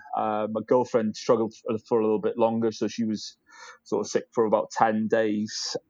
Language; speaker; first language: English; native; English